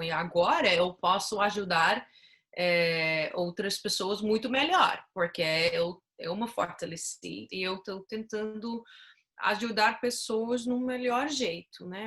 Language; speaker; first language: Portuguese; non-native, fluent; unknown